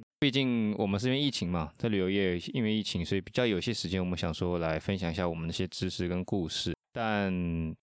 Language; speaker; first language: Chinese; non-native, fluent; Spanish